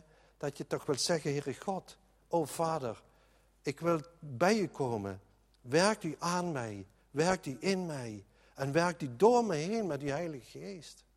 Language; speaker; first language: Dutch; native; Dutch